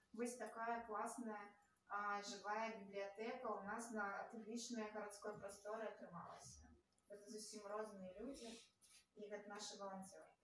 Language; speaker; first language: Belarusian; non-native, local second language; Russian